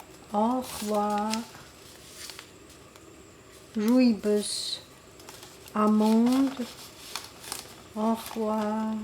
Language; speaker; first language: French; non-native, learner; Chinese